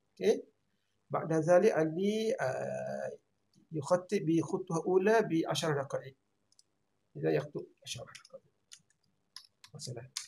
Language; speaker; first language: Arabic; non-native, fluent; Malay